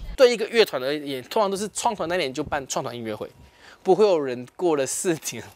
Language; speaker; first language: Chinese; native; Chinese